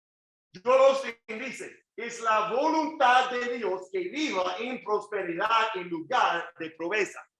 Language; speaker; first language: Spanish; non-native, learner; English